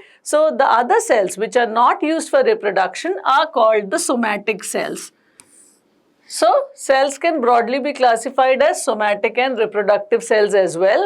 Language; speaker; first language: English; non-native, local second language; Hindi